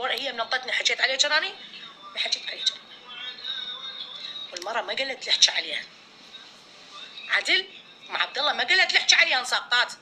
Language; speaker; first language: Arabic; native; Arabic